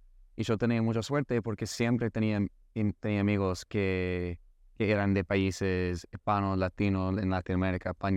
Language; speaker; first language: Spanish; non-native, learner; English